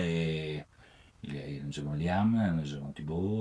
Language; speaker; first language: French; non-native, learner; Italian